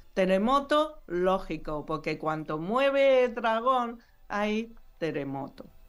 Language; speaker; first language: Spanish; non-native, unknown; Chinese